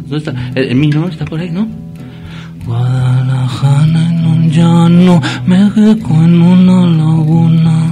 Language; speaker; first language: Spanish; native; Spanish